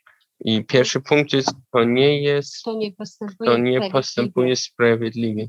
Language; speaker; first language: Polish; non-native, learner; German